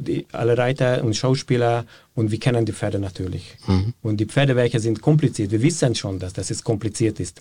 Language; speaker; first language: German; non-native, fluent; Hungarian